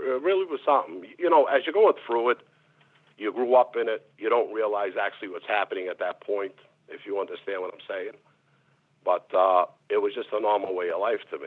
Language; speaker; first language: English; native; English